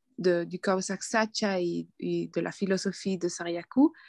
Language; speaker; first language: French; non-native, fluent; Quechua